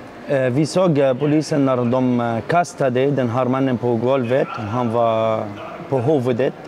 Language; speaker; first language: Swedish; non-native, learner; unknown